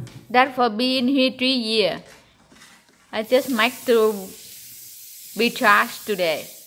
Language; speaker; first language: English; non-native, learner; Vietnamese